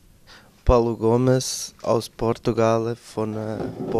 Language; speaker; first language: German; non-native, learner; Portuguese